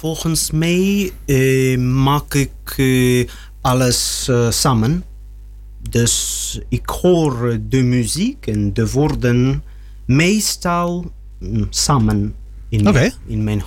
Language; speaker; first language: Dutch; non-native, learner; Russian